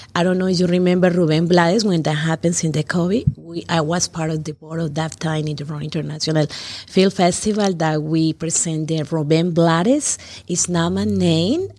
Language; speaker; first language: English; non-native, learner; Spanish